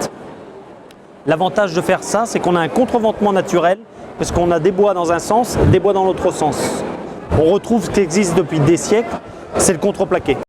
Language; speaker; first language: French; native; French